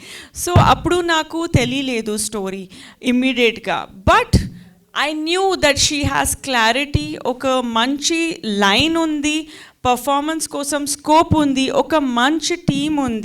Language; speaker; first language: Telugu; non-native, fluent; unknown